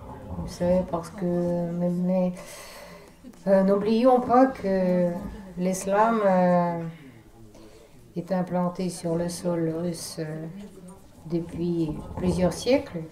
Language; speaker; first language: French; non-native, fluent; Russian